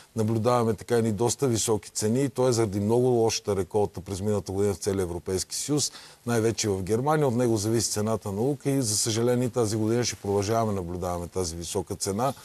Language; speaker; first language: Bulgarian; native; Bulgarian